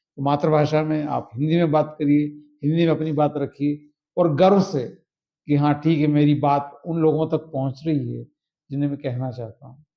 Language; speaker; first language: Hindi; native; Hindi